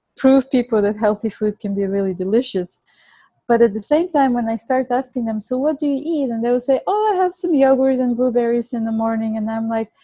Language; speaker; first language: English; non-native, fluent; Bulgarian